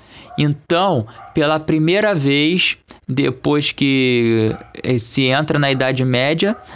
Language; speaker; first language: Portuguese; native; Portuguese